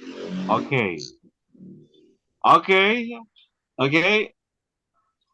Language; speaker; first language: English; non-native, learner; Indonesian